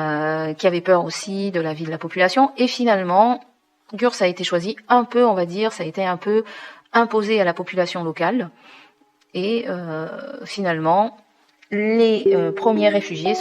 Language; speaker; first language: French; native; French